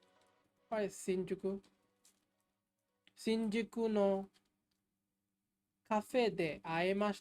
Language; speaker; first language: Japanese; non-native, learner; English